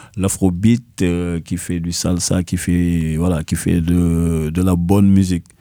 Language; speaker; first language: French; non-native, local second language; Wolof